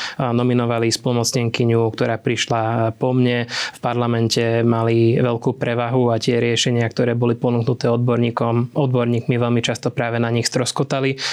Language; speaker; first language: Slovak; non-native, local second language; Hungarian